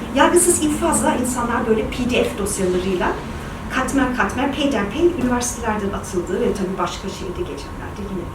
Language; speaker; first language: Turkish; early bilingual, heritage; Turkish